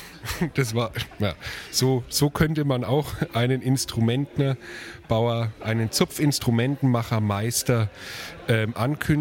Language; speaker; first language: German; native; German